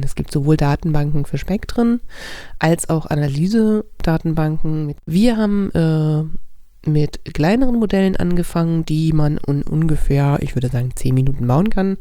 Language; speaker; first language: German; native; German